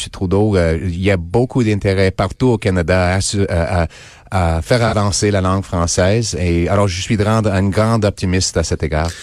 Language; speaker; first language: French; non-native, local second language; English